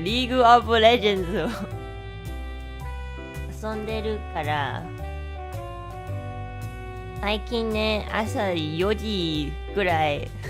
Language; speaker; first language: Japanese; non-native, learner; Chinese